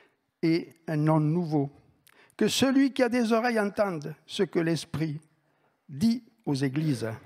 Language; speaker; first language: French; native; French